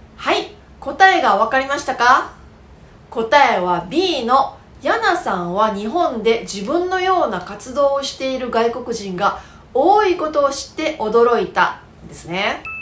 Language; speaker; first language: Japanese; native; Japanese